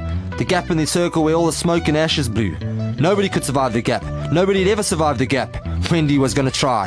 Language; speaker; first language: English; native; English